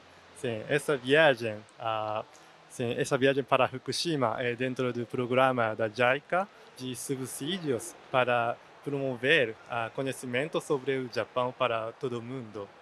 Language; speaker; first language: Portuguese; non-native, learner; Japanese